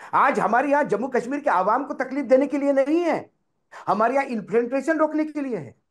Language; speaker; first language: Hindi; non-native, local second language; Marathi